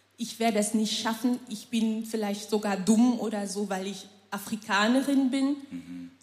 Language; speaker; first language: German; non-native, fluent; French